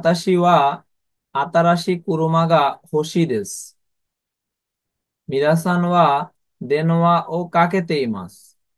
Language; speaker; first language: Japanese; non-native, fluent; Bangla